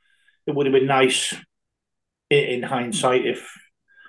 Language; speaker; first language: English; native; English